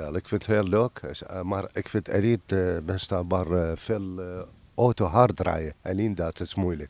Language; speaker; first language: Dutch; non-native, local second language; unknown